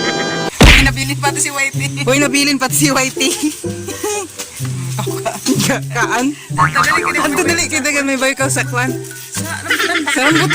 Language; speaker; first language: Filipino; non-native, local second language; Cebuano